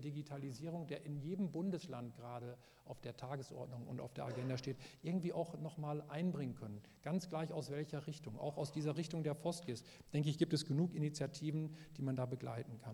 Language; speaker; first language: German; native; German